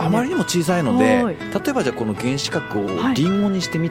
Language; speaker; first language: Japanese; native; Japanese